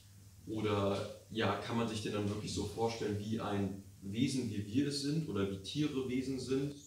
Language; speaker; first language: German; native; German